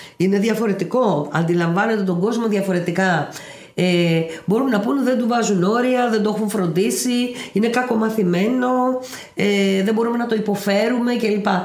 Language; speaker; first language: Greek; native; Greek